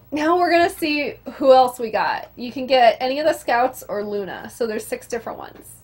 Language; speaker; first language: English; native; English